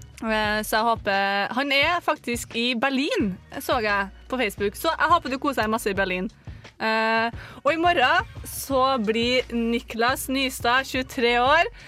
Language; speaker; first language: Norwegian; native; Norwegian